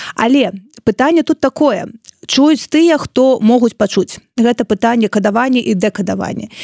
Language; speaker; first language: Belarusian; non-native, local second language; Russian